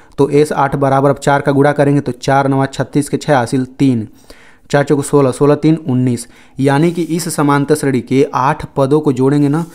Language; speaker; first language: Hindi; native; Hindi